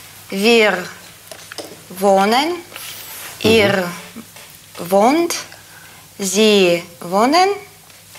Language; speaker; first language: German; non-native, learner; Russian